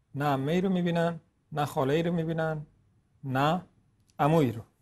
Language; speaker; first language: Persian; native; Persian